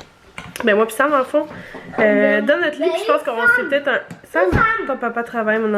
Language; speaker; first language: French; native; French